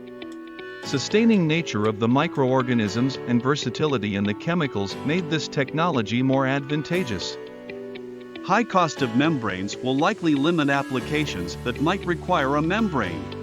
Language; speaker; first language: English; non-native, fluent; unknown